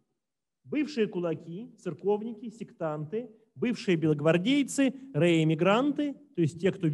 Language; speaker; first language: Russian; native; Russian